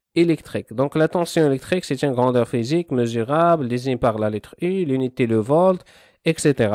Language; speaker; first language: French; non-native, local second language; Arabic